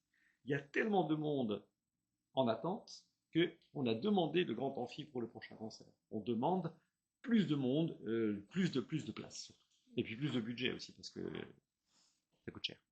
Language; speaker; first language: French; native; French